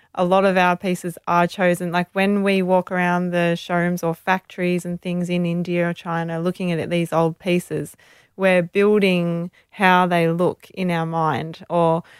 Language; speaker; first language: English; native; English